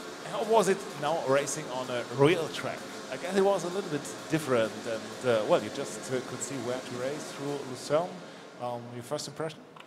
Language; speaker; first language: English; non-native, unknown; German